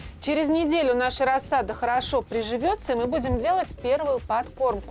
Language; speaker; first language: Russian; native; Russian